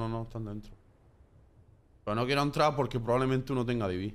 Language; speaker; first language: Spanish; native; Spanish